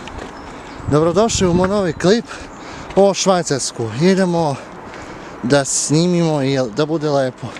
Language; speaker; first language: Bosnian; early bilingual, heritage; Serbian